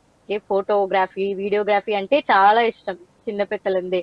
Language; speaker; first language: Telugu; non-native, learner; Tamil